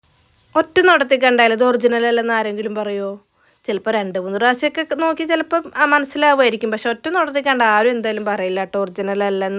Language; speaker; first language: Malayalam; native; Malayalam